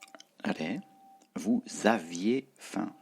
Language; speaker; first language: French; non-native, fluent; Tibetan